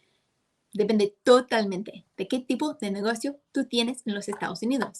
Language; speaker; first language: Spanish; non-native, fluent; English